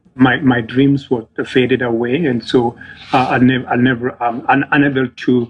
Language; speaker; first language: English; non-native, fluent; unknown